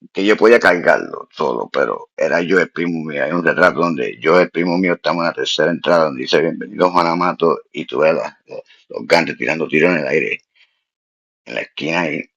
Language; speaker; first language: Spanish; early bilingual, heritage; Spanish